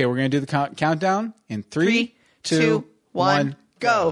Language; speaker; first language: English; native; English